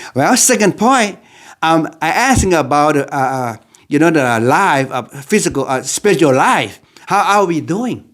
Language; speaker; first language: English; non-native, learner; Lao